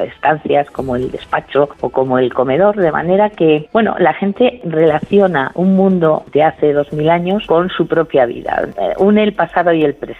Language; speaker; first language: Spanish; native; Spanish